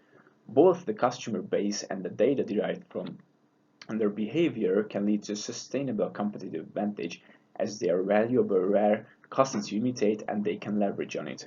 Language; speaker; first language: English; non-native, fluent; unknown